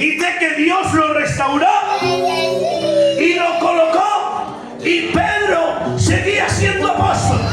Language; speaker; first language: Spanish; native; Spanish